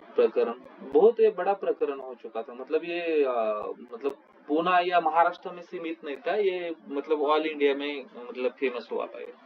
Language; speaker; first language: Hindi; non-native, local second language; Marathi